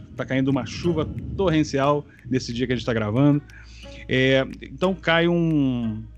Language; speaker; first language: Portuguese; native; Portuguese